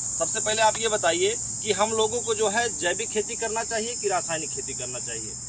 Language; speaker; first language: Hindi; native; Hindi